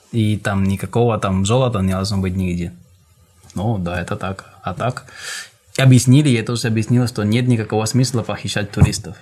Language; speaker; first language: Russian; non-native, fluent; Spanish